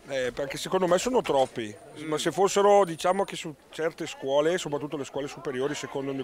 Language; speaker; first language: Italian; native; Italian